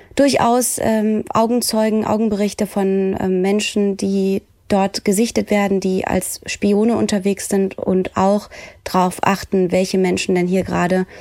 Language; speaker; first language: German; early bilingual, other home language; Persian